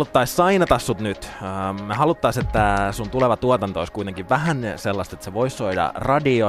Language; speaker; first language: Finnish; native; Finnish